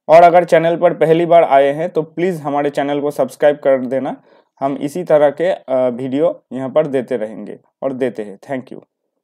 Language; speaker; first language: Hindi; non-native, local second language; Bangla